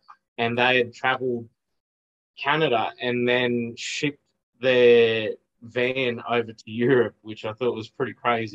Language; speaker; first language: English; native; English